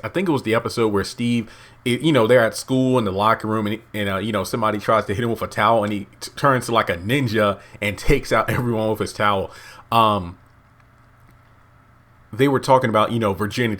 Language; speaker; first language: English; native; English